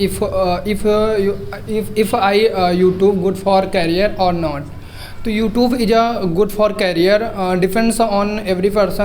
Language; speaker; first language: English; non-native, learner; Hindi